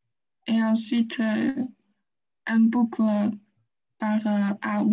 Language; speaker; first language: French; non-native, fluent; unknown